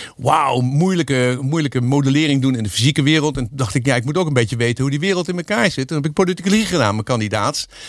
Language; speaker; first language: Dutch; native; Dutch